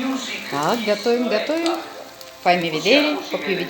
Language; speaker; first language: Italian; non-native, learner; Russian